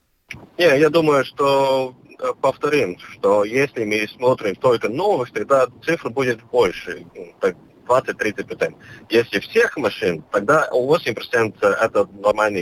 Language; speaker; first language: Russian; non-native, local second language; Latvian